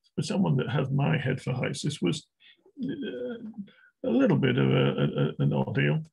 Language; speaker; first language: English; native; English